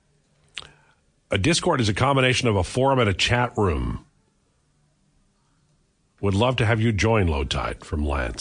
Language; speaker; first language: English; native; English